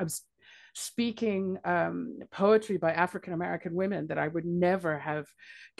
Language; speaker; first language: English; native; English